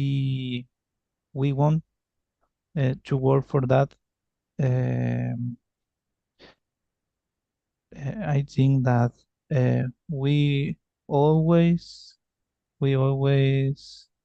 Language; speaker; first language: English; non-native, learner; Spanish